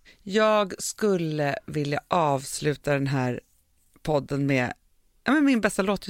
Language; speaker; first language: Swedish; native; Swedish